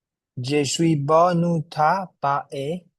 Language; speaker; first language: French; non-native, learner; Bangla